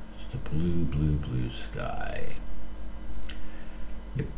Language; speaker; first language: English; native; English